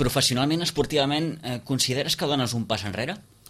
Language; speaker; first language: Catalan; native; Catalan